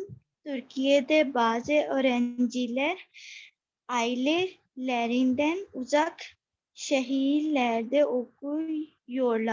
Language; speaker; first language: Turkish; non-native, learner; Urdu